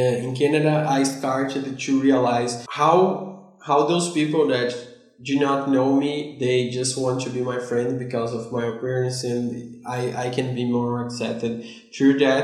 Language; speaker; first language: English; non-native, fluent; Portuguese